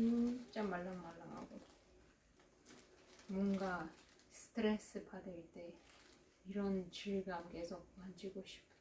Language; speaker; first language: Korean; non-native, fluent; Russian